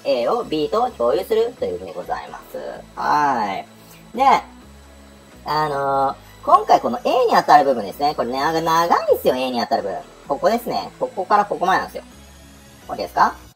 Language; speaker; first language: Japanese; native; Japanese